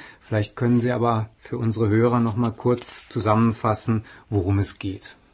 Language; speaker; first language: German; native; German